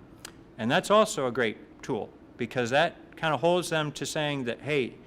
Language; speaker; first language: English; native; English